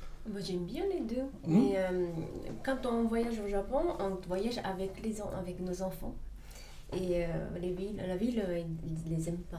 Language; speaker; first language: French; non-native, fluent; Japanese